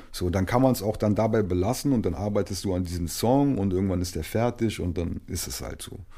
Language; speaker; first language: German; native; German